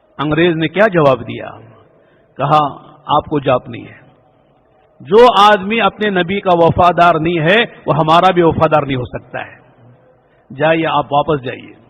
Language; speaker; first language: Urdu; native; Urdu